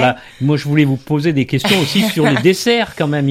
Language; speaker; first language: French; native; French